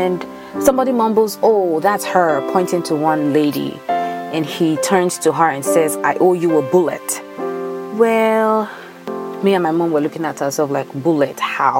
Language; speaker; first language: English; non-native, local second language; Yoruba